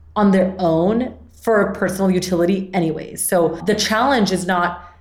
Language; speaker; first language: English; non-native, fluent; Spanish